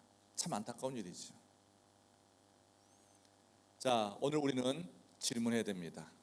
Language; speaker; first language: Korean; native; Korean